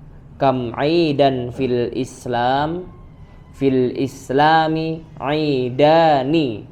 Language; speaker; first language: Arabic; non-native, fluent; Indonesian